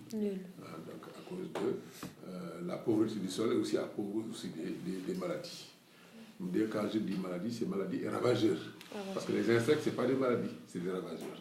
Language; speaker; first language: French; non-native, local second language; Wolof